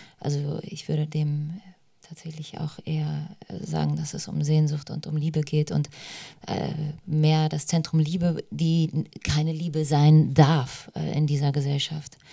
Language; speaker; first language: German; early bilingual, other home language; Polish